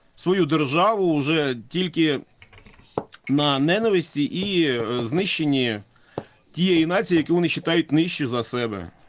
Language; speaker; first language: Ukrainian; native; Ukrainian